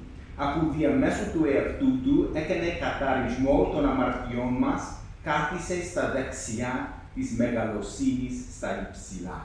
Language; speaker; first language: Greek; non-native, fluent; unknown